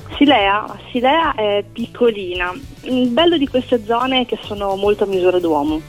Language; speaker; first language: Italian; native; Italian